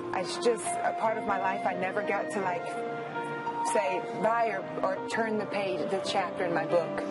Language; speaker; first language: English; native; English